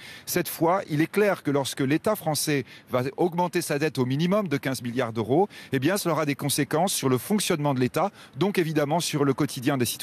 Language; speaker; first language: French; native; French